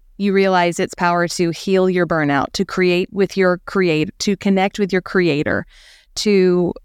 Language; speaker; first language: English; native; English